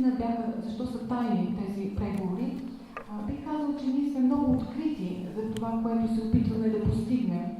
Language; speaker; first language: Bulgarian; native; Bulgarian